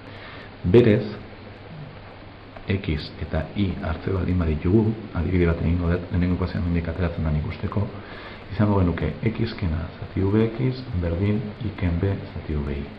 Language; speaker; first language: Basque; native; Basque